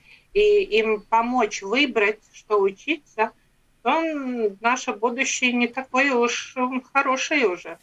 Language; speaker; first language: Russian; non-native, local second language; Latvian